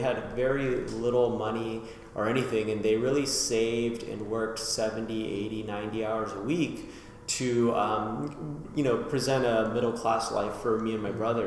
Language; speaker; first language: English; native; English